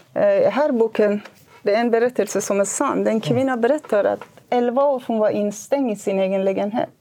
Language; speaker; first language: Swedish; non-native, fluent; Kurdish